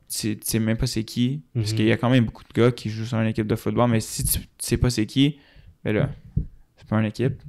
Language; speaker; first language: French; native; French